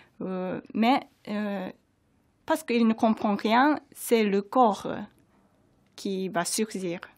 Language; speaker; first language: French; non-native, fluent; Japanese